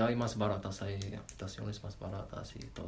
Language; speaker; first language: Spanish; non-native, learner; Arabic